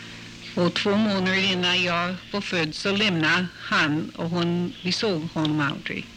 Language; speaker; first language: Swedish; early bilingual, heritage; English